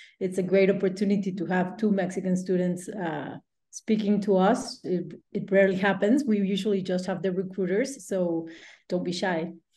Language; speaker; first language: English; non-native, fluent; Spanish